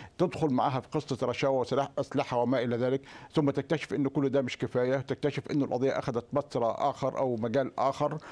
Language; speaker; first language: Arabic; native; Arabic